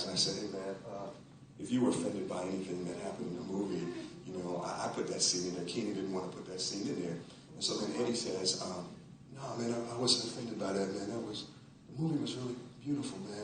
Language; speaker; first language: English; native; English